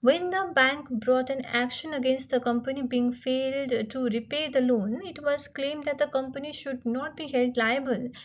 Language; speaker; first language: English; non-native, local second language; Nepali